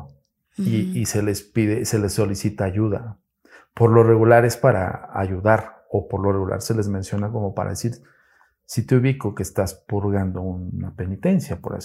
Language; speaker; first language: Spanish; native; Spanish